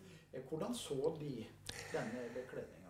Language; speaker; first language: Norwegian; native; Norwegian